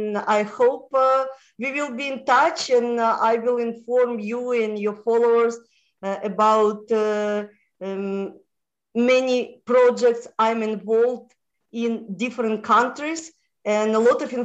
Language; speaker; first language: English; non-native, fluent; Russian